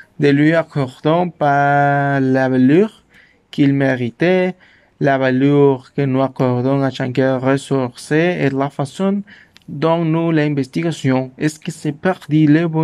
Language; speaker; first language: French; non-native, learner; Spanish